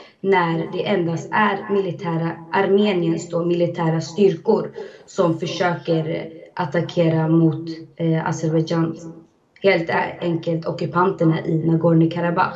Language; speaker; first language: Swedish; early bilingual, other home language; Azerbaijani